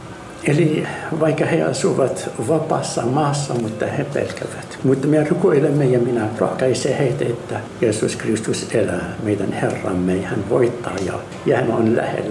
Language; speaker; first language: Finnish; non-native, fluent; Arabic